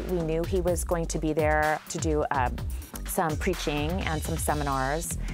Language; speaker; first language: English; native; English